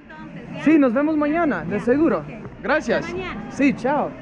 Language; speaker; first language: Spanish; non-native, learner; English